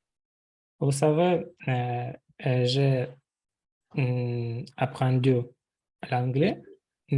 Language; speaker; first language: French; non-native, learner; Russian